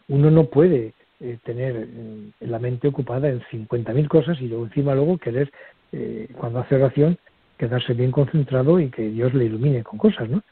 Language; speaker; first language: Spanish; native; Spanish